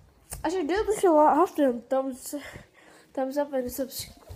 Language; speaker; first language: English; native; English